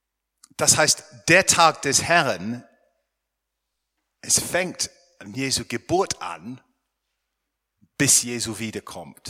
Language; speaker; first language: German; non-native, fluent; English